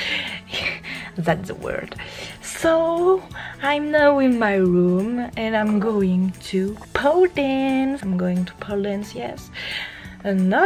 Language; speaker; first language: English; non-native, learner; French